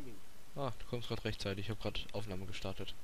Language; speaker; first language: German; native; German